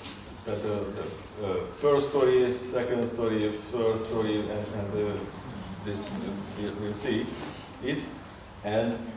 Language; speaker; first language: English; non-native, learner; Hungarian